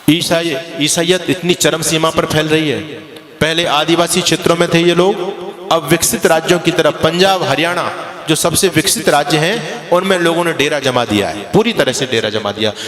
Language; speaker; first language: Hindi; native; Hindi